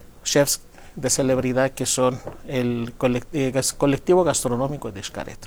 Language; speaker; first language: Spanish; non-native, fluent; Greek